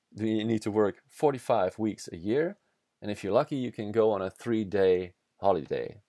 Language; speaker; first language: English; non-native, fluent; Dutch